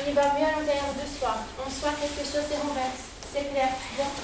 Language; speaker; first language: French; native; French